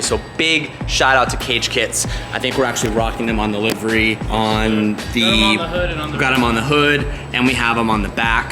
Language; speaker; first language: English; native; English